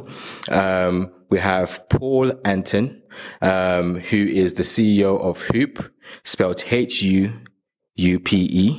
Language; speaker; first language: English; non-native, local second language; Yoruba